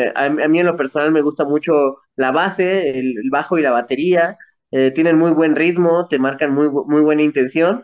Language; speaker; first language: Spanish; native; Spanish